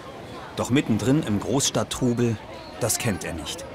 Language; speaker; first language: German; native; German